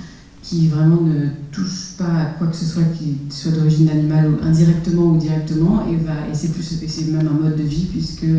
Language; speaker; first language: French; native; French